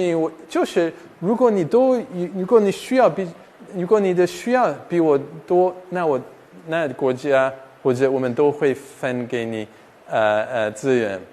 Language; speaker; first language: Chinese; non-native, fluent; English